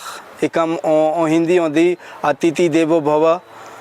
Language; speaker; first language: French; non-native, learner; Hindi